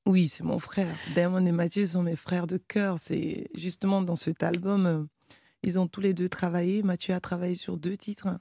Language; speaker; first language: French; non-native, local second language; Bambara